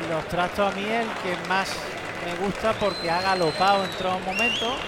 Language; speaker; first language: Spanish; native; Spanish